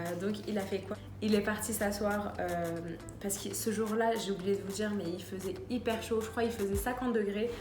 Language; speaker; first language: French; early bilingual, other home language; Arabic